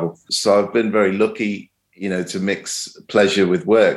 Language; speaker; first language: English; native; English